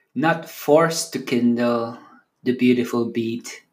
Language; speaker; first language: English; non-native, local second language; Filipino